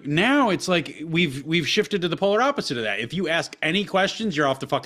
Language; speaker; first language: English; native; English